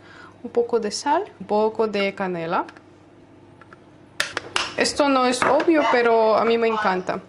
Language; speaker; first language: Spanish; non-native, learner; Russian